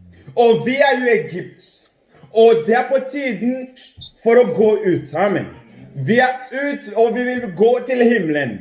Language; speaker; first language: Norwegian; non-native, fluent; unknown